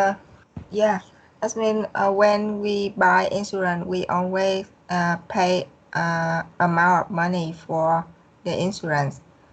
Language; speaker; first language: English; non-native, learner; Vietnamese